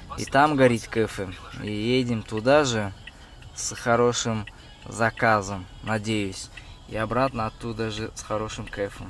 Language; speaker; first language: Russian; non-native, fluent; Uzbek